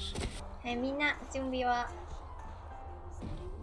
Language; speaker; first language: Japanese; non-native, learner; Thai